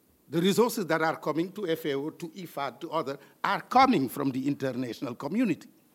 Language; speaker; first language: English; non-native, fluent; French